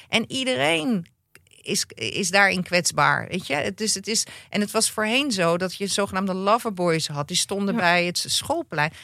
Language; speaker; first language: Dutch; native; Dutch